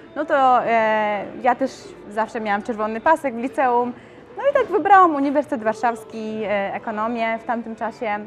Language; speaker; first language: Polish; early bilingual, other home language; Mongolian